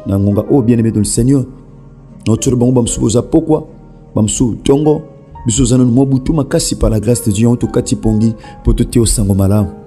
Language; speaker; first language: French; non-native, local second language; Lingala